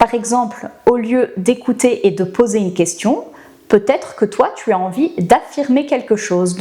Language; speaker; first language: French; native; French